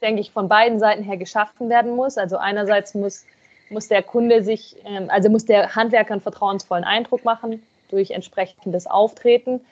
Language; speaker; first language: German; native; German